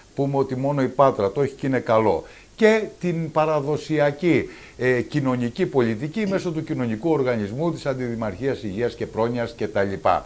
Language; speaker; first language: Greek; native; Greek